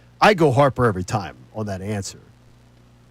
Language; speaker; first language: English; native; English